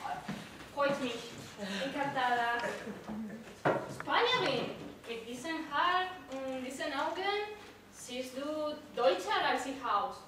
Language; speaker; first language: German; non-native, learner; Spanish